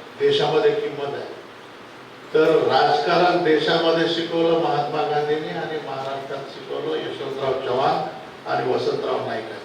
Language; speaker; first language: Marathi; non-native, local second language; Lambadi